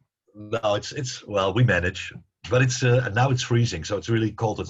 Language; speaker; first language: English; non-native, fluent; Dutch